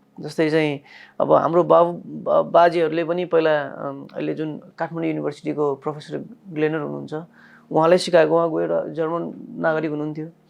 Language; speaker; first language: Nepali; non-native, local second language; Newari